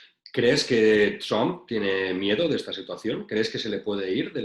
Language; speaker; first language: Spanish; native; Spanish